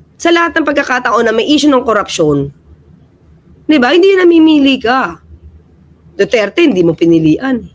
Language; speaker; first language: Filipino; native; Filipino